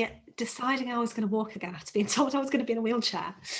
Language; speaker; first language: English; native; English